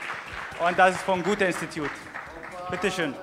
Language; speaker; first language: German; non-native, fluent; Arabic